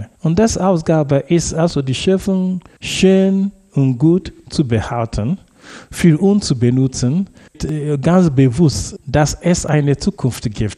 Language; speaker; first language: German; non-native, fluent; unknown